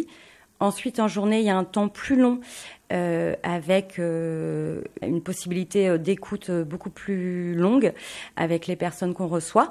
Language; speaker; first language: French; native; French